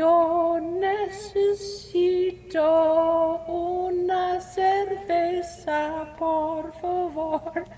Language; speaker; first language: Spanish; non-native, learner; English